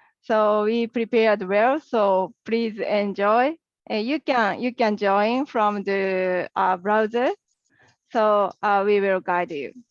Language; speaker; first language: English; non-native, learner; Japanese